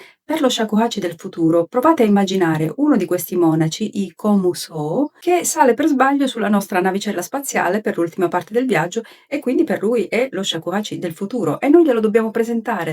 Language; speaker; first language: Italian; native; Italian